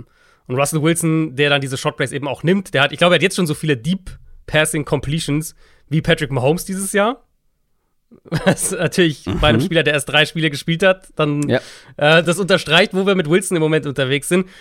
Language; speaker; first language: German; native; German